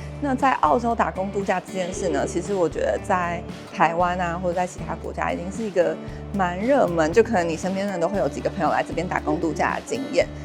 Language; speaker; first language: Chinese; native; Chinese